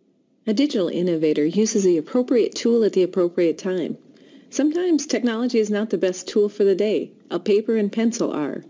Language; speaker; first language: English; native; English